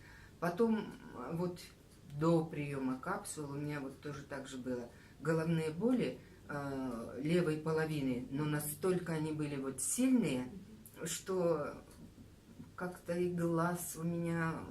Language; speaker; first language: Russian; native; Russian